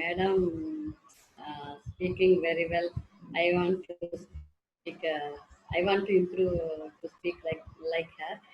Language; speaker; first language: English; non-native, learner; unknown